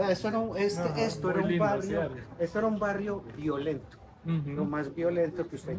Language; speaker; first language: Spanish; native; Spanish